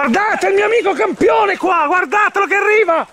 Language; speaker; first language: Italian; native; Italian